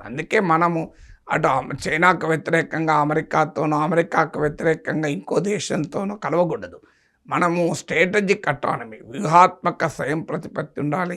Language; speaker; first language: Telugu; native; Telugu